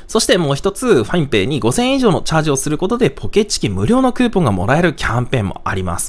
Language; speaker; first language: Japanese; native; Japanese